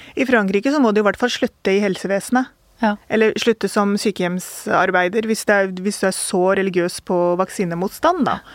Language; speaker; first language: Norwegian; early bilingual, other home language; Urdu